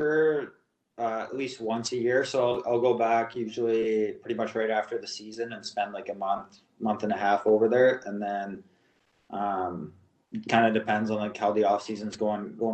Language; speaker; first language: English; non-native, fluent; Russian